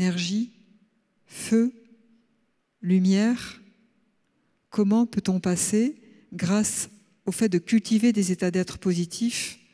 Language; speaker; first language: French; native; French